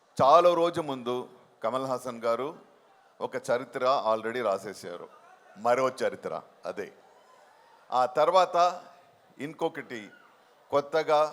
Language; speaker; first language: Telugu; non-native, local second language; Tamil